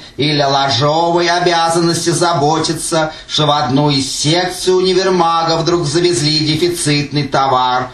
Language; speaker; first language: Russian; native; Russian